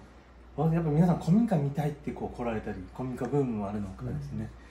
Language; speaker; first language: Japanese; native; Japanese